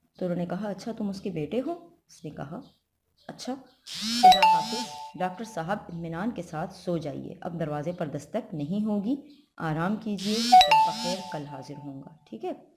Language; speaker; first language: Urdu; non-native, local second language; Pashto